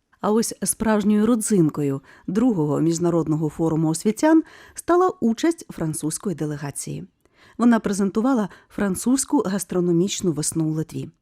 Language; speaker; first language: Ukrainian; native; Ukrainian